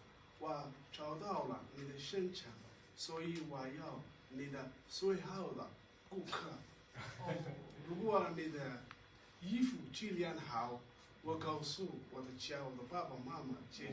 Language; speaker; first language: Chinese; non-native, learner; Somali